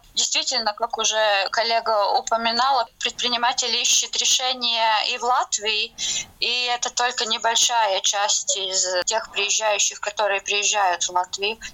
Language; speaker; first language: Russian; non-native, local second language; Latvian